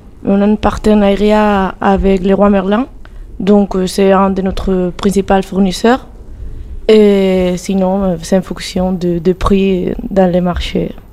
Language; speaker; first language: French; non-native, fluent; Spanish